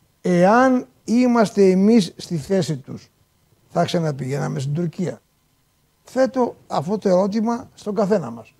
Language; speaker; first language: Greek; native; Greek